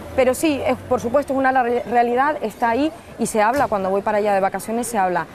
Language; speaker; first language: Spanish; native; Spanish